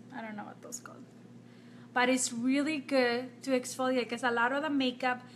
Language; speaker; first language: English; non-native, fluent; Spanish